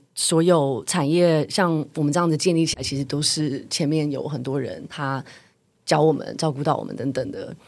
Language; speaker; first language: Chinese; native; Chinese